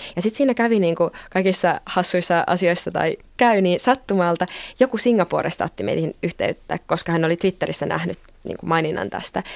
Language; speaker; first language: Finnish; native; Finnish